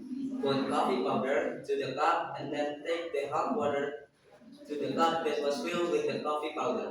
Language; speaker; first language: English; non-native, learner; Indonesian